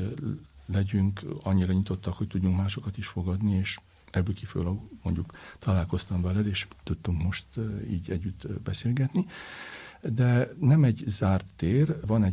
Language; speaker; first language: Hungarian; native; Hungarian